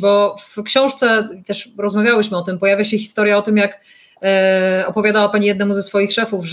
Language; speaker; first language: Polish; native; Polish